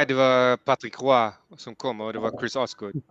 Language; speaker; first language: Swedish; early bilingual, heritage; Swedish